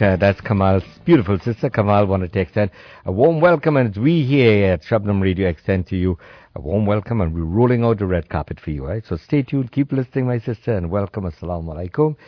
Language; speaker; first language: English; native; English